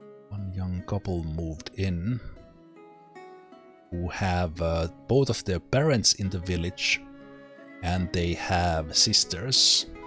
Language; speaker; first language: English; non-native, fluent; Finnish